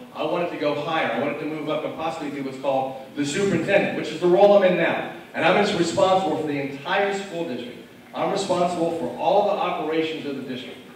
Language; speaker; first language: English; native; English